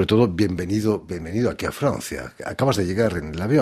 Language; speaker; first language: Spanish; native; Spanish